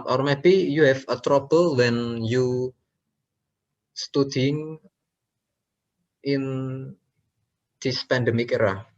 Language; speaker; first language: English; non-native, learner; Indonesian